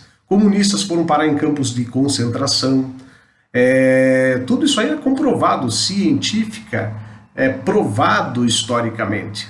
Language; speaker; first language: Portuguese; native; Portuguese